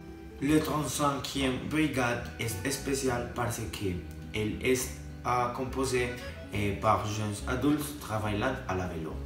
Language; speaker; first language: French; non-native, learner; Spanish